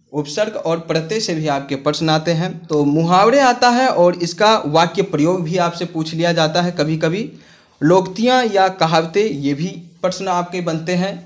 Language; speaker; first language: Hindi; native; Hindi